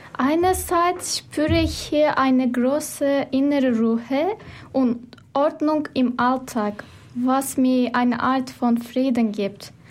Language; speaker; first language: German; non-native, learner; Turkish